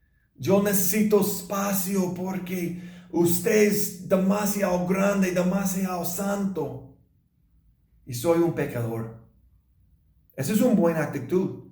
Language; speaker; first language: Spanish; non-native, learner; English